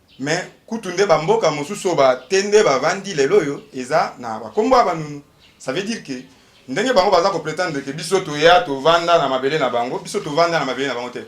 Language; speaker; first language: Lingala; native; Lingala